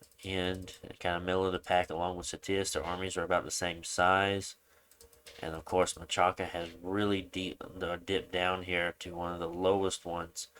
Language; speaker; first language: English; native; English